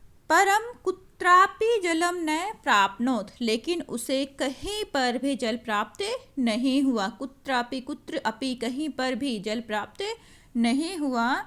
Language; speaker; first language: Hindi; native; Hindi